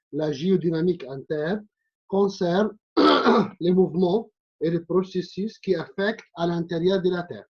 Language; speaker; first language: French; non-native, local second language; Arabic